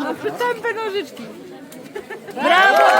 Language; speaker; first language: Polish; native; Polish